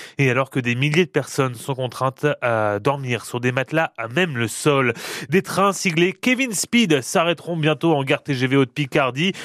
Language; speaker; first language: French; native; French